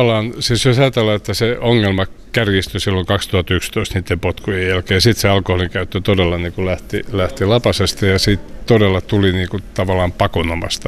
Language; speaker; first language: Finnish; native; Finnish